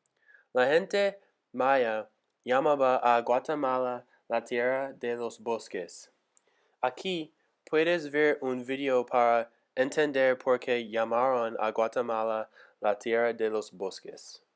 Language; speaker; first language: Spanish; non-native, learner; English